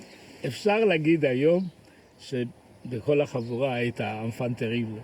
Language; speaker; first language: Hebrew; native; Hebrew